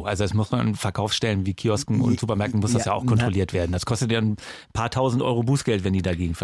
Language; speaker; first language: German; native; German